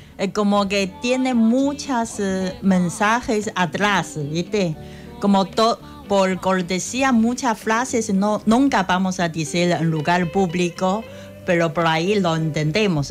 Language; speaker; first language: Spanish; non-native, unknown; Chinese